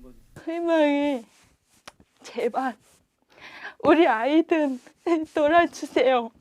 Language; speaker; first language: Korean; non-native, learner; Vietnamese